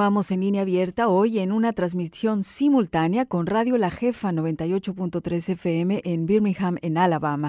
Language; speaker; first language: Spanish; native; Spanish